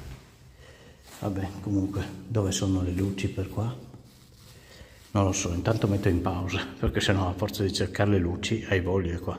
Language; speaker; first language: Italian; native; Italian